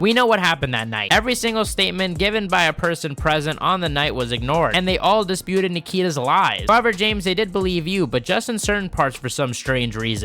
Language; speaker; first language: English; native; English